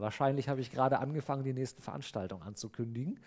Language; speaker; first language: German; native; German